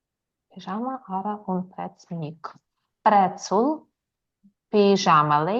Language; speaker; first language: Romanian; non-native, learner; Russian